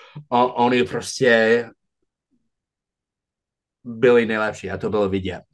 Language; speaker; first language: Czech; non-native, fluent; English